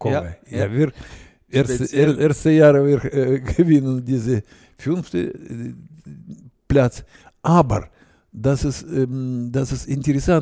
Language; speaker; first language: German; non-native, learner; Russian